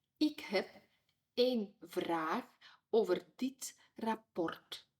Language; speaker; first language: Dutch; non-native, fluent; Ukrainian